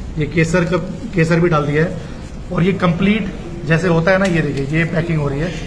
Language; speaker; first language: Hindi; non-native, local second language; Marathi